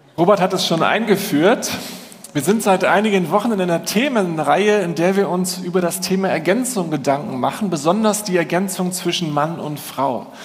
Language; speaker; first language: German; native; German